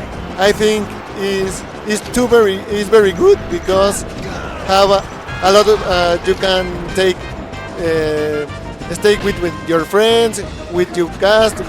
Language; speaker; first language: English; non-native, learner; Spanish